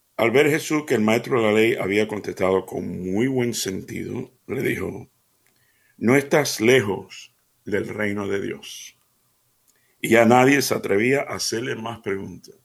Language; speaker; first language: Spanish; early bilingual, heritage; Spanish